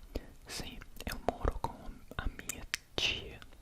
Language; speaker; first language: Portuguese; non-native, learner; English